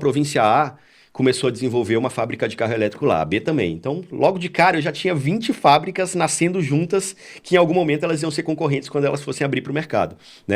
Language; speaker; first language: Portuguese; native; Portuguese